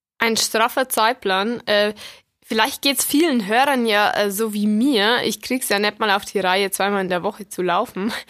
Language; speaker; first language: German; native; German